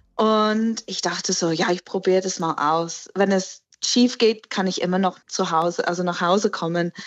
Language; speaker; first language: German; non-native, fluent; English